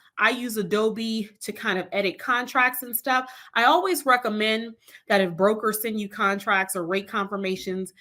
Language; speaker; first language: English; native; English